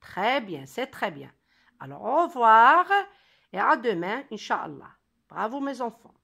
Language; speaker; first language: French; non-native, local second language; Arabic